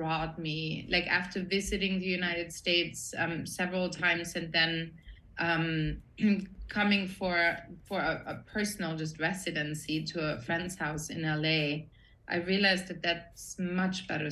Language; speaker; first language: English; non-native, fluent; German